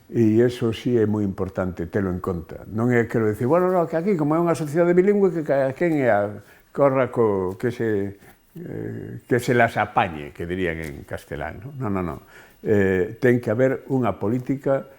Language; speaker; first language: Galician; native; Galician